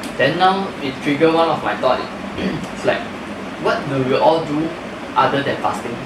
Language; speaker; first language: English; non-native, local second language; Chinese